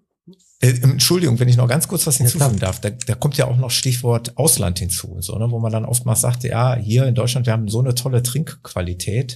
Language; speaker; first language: German; native; German